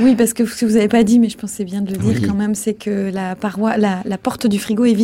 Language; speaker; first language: French; native; French